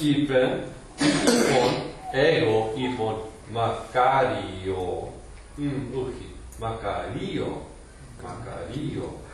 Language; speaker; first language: Greek; non-native, fluent; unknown